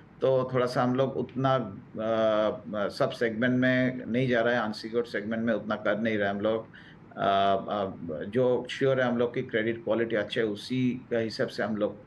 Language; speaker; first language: Hindi; non-native, local second language; Bangla